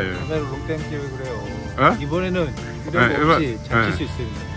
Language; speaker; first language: Korean; native; Korean